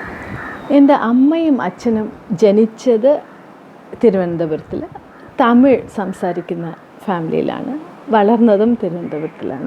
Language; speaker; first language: Malayalam; early bilingual, heritage; Tamil